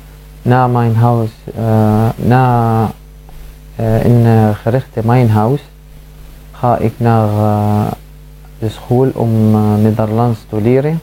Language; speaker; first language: Dutch; non-native, learner; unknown